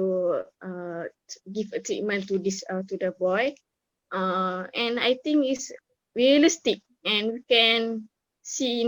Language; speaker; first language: English; non-native, learner; Malay